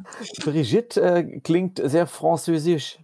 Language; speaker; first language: German; native; German